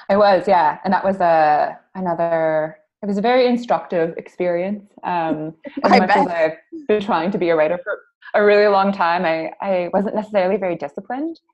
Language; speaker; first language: English; native; English